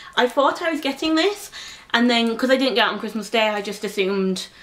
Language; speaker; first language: English; native; English